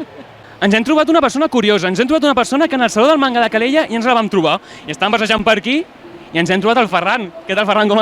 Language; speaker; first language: Catalan; native; Catalan